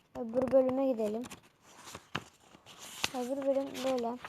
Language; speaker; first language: Turkish; native; Turkish